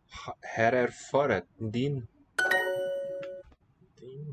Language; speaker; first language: Norwegian; non-native, learner; English